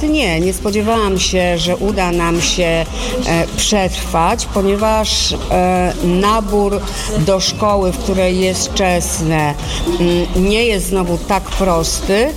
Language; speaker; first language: Polish; native; Polish